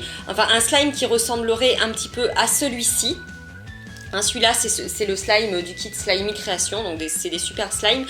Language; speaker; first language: French; native; French